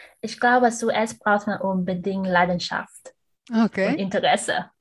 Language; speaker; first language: German; non-native, learner; Vietnamese